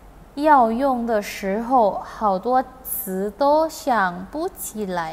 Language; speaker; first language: Chinese; non-native, fluent; Indonesian